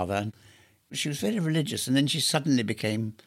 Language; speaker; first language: English; native; English